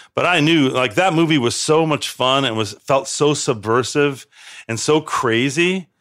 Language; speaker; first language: English; native; English